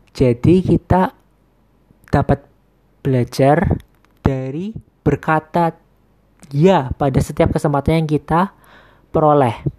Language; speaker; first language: Indonesian; native; Indonesian